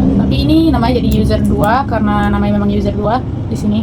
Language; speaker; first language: Indonesian; native; Indonesian